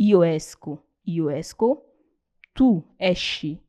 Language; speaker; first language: Italian; non-native, learner; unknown